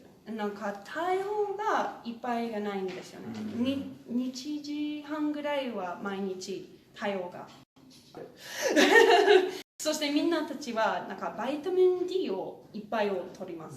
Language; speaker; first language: Japanese; non-native, learner; English